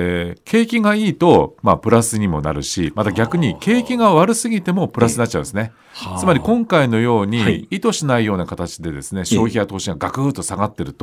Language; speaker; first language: Japanese; native; Japanese